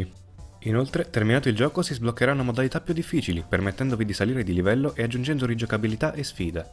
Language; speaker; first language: Italian; native; Italian